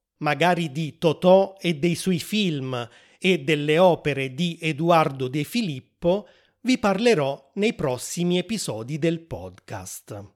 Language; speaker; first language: Italian; native; Italian